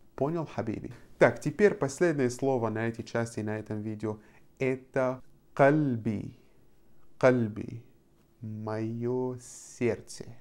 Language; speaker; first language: Russian; non-native, fluent; Arabic